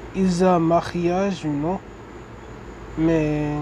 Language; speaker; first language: French; non-native, learner; English